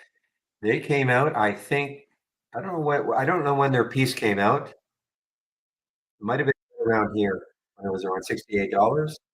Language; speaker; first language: English; native; English